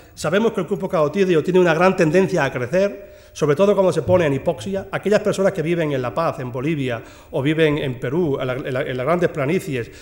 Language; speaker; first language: Spanish; native; Spanish